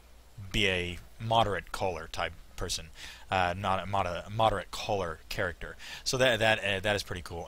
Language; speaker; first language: English; native; English